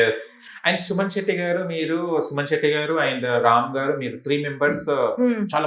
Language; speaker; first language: Telugu; native; Telugu